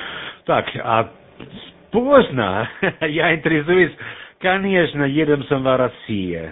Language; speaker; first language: Russian; non-native, learner; German